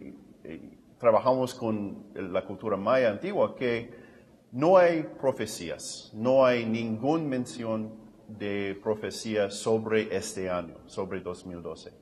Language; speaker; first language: Spanish; non-native, fluent; English